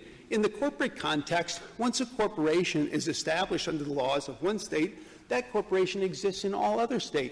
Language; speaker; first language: English; native; English